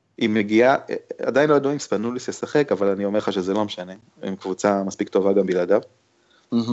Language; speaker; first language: Hebrew; native; Hebrew